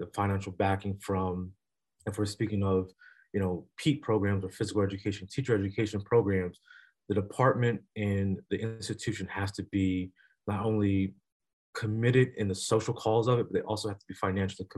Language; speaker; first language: English; native; English